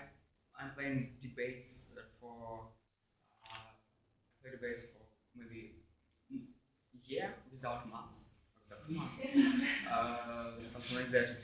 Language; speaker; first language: English; non-native, learner; Russian